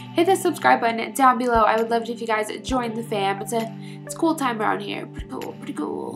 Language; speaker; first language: English; native; English